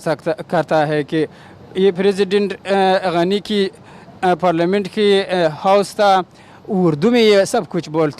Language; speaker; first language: Hindi; non-native, learner; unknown